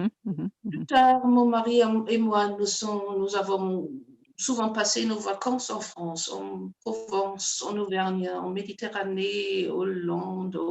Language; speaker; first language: French; non-native, fluent; German